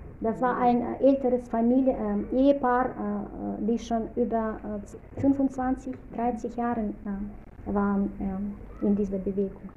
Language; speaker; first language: German; non-native, fluent; Russian